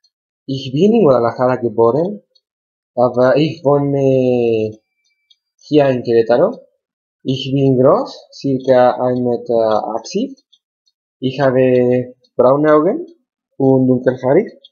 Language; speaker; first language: German; non-native, learner; Spanish